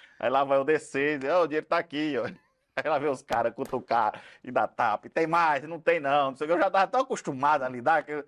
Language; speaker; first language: Portuguese; native; Portuguese